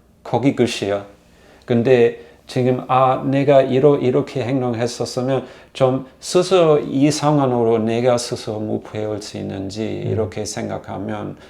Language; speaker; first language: Korean; non-native, learner; German